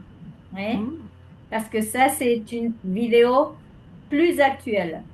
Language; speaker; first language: French; non-native, fluent; Spanish